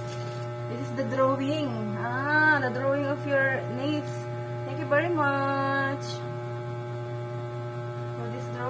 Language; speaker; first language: English; non-native, local second language; Filipino